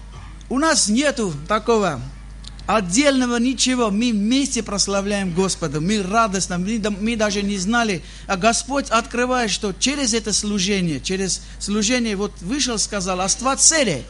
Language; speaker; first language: Russian; non-native, fluent; Armenian